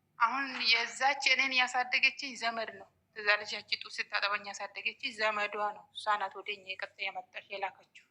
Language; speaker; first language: Amharic; non-native, local second language; Oromo